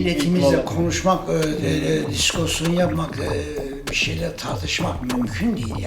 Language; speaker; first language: Turkish; native; Turkish